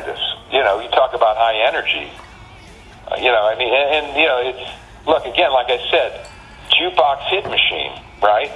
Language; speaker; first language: English; native; English